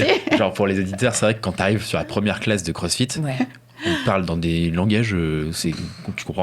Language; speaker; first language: French; native; French